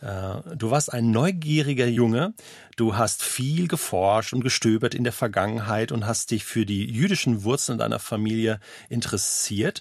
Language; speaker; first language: German; native; German